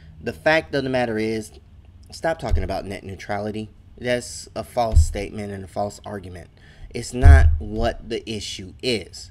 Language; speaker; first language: English; native; English